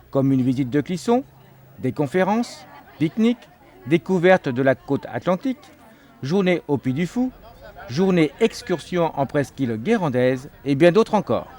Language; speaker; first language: French; native; French